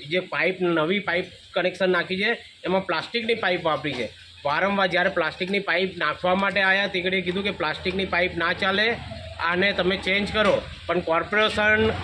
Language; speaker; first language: Gujarati; native; Gujarati